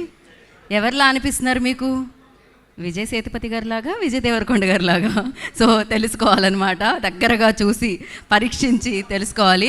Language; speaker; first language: Telugu; native; Telugu